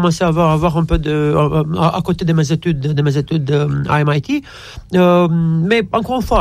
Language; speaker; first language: French; non-native, fluent; Romanian